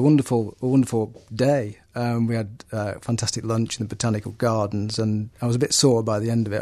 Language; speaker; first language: English; native; English